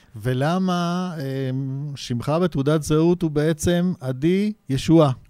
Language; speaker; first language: Hebrew; native; Hebrew